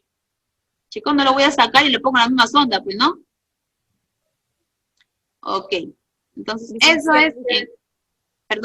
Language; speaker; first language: Spanish; native; Spanish